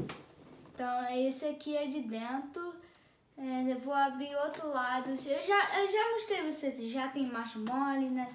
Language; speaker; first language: Portuguese; early bilingual, heritage; Portuguese